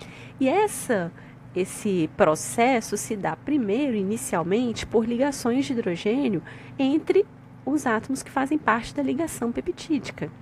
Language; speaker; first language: Portuguese; native; Portuguese